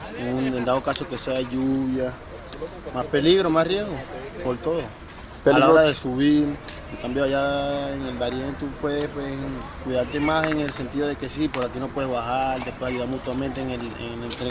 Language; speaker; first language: Spanish; native; Spanish